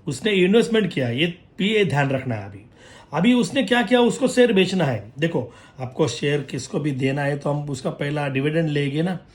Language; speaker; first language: Hindi; non-native, local second language; Marathi